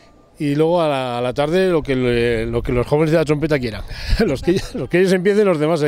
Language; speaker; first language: Spanish; native; Spanish